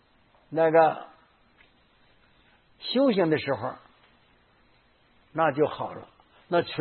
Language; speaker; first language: Chinese; native; Chinese